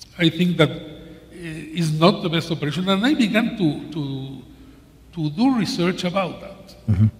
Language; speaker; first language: English; non-native, learner; Spanish